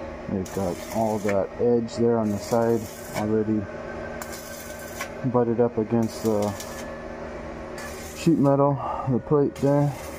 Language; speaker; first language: English; native; English